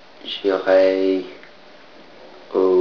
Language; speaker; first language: French; non-native, learner; English